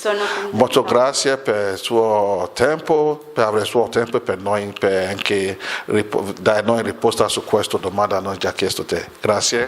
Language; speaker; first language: Italian; non-native, learner; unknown